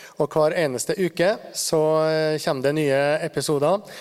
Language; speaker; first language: Norwegian; native; Norwegian